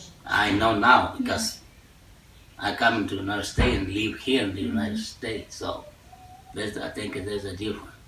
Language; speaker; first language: English; non-native, learner; Spanish